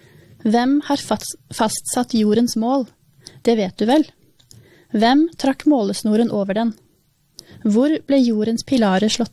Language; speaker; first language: Norwegian; native; Norwegian